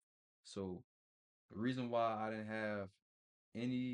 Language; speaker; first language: English; native; English